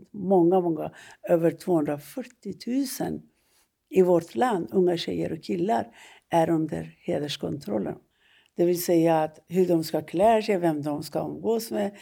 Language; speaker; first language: Swedish; non-native, fluent; Persian